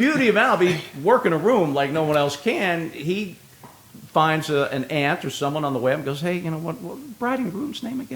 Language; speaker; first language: English; native; English